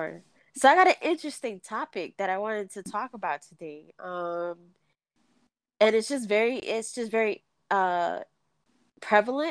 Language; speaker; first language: English; native; English